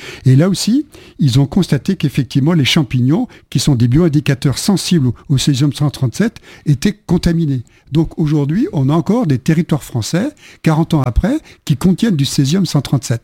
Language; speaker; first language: French; native; French